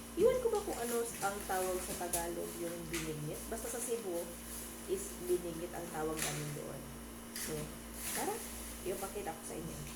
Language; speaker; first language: Filipino; non-native, local second language; Cebuano